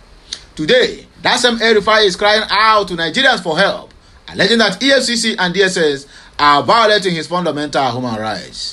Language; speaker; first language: English; non-native, local second language; Igbo